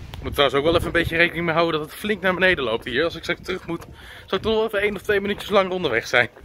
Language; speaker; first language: Dutch; native; Dutch